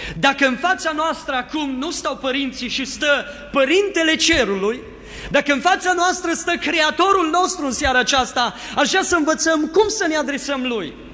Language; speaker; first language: Romanian; native; Romanian